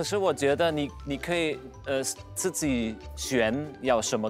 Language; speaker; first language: Chinese; non-native, fluent; German